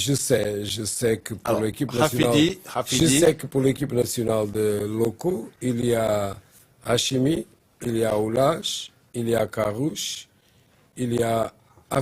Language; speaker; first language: French; non-native, learner; Portuguese